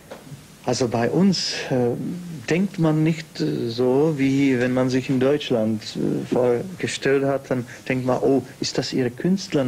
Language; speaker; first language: German; non-native, fluent; Czech